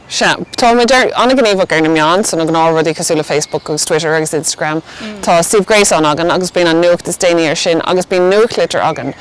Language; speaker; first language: Irish; non-native, local second language; English